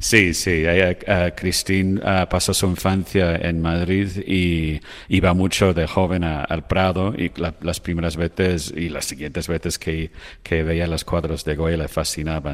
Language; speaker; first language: Spanish; non-native, fluent; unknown